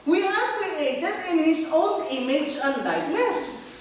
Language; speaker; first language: English; non-native, local second language; Filipino